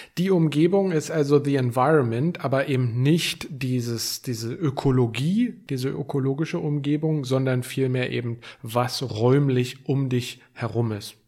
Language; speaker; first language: German; native; German